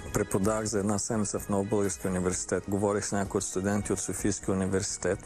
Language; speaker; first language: Bulgarian; native; Bulgarian